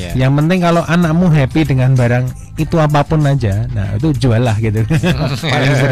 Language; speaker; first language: Indonesian; native; Indonesian